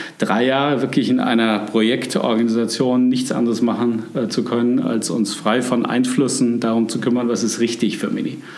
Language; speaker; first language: German; native; German